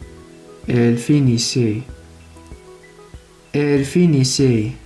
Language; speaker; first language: French; non-native, local second language; Arabic